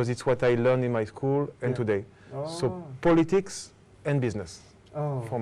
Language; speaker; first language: English; non-native, fluent; French